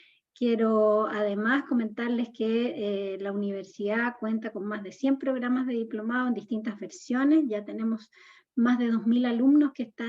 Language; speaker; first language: Spanish; native; Spanish